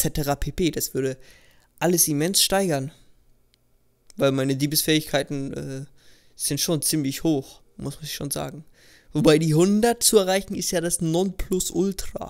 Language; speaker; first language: German; native; German